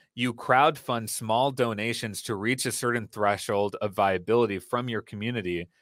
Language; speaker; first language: English; native; English